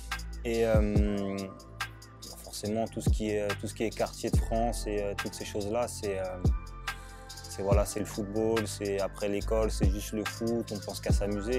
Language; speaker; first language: French; native; French